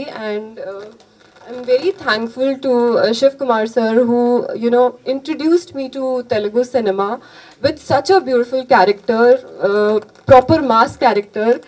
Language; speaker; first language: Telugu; non-native, learner; Hindi